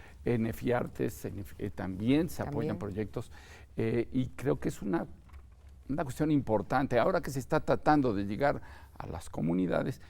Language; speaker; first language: Spanish; native; Spanish